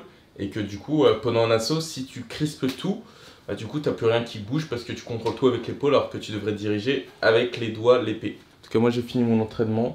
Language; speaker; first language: French; native; French